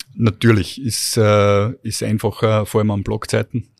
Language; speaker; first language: German; native; German